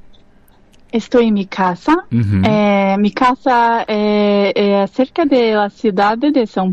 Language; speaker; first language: Spanish; non-native, learner; Portuguese